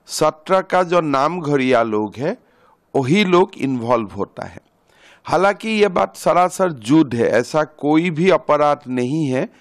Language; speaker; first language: Hindi; non-native, local second language; Assamese